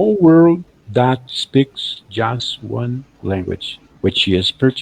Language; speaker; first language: English; non-native, fluent; Portuguese